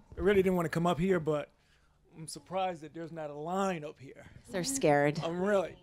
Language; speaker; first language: English; native; English